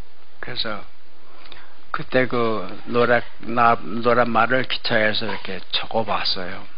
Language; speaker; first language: Korean; native; Korean